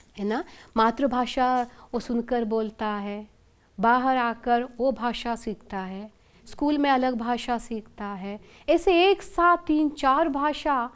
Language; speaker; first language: Hindi; non-native, local second language; Kannada